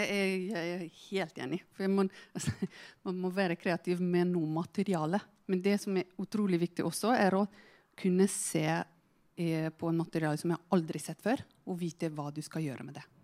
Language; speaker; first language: Norwegian; non-native, fluent; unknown